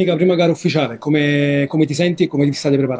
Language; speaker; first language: Italian; native; Italian